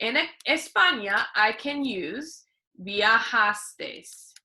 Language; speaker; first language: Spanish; non-native, fluent; English